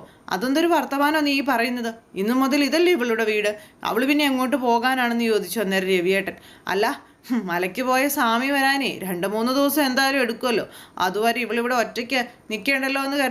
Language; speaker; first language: Malayalam; native; Malayalam